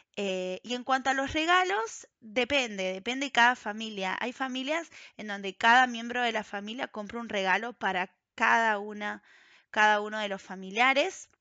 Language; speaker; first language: Spanish; native; Spanish